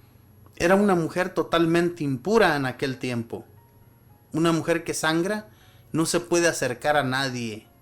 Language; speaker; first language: Spanish; native; Spanish